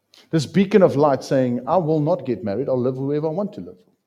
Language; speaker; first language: English; non-native, local second language; Afrikaans